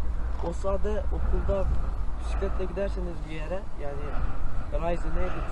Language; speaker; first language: Turkish; early bilingual, heritage; Turkish